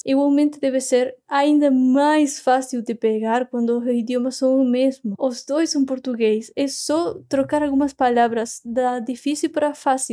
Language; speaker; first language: Portuguese; non-native, fluent; Spanish